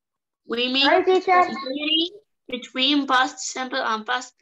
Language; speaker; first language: English; non-native, learner; Arabic